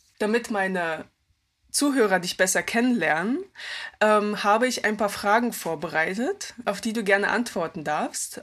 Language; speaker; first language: German; early bilingual, other home language; Russian